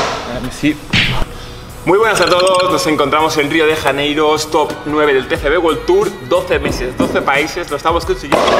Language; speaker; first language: Spanish; native; Spanish